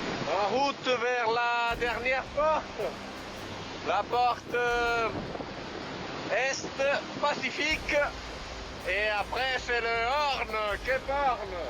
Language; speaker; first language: French; non-native, fluent; Italian